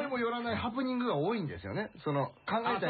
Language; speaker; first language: Japanese; native; Japanese